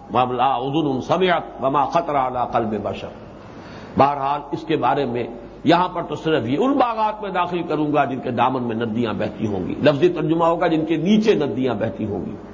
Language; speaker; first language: Urdu; native; Urdu